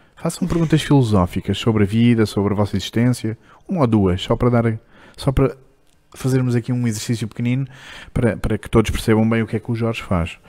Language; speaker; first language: Portuguese; native; Portuguese